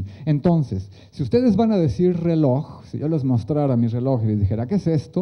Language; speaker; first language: Spanish; native; Spanish